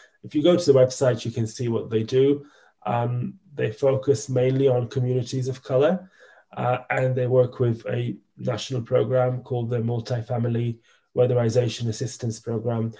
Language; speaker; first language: English; non-native, fluent; Macedonian